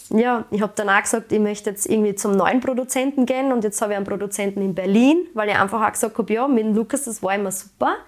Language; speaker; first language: German; native; German